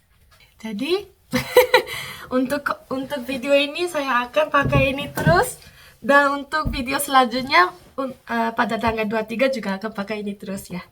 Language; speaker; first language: Indonesian; non-native, fluent; Korean